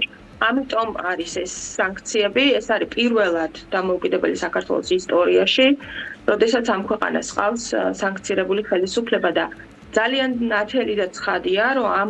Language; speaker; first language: Georgian; native; Georgian